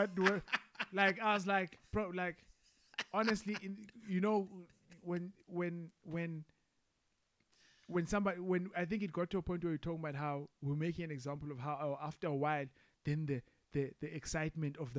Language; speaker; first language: English; non-native, local second language; Xhosa